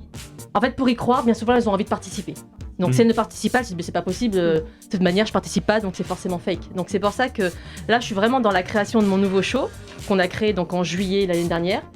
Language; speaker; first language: French; native; French